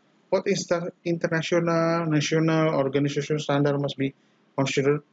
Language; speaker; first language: English; non-native, learner; Indonesian